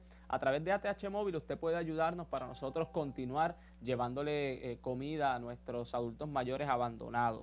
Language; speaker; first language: Spanish; native; Spanish